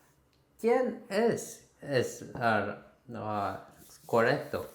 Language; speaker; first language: Spanish; non-native, fluent; Korean